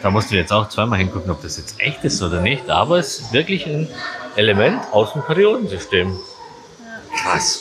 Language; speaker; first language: German; native; German